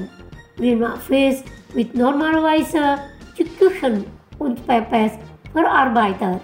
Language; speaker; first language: German; non-native, fluent; Indonesian